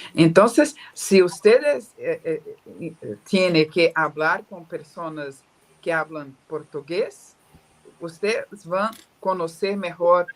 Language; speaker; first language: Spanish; non-native, learner; Portuguese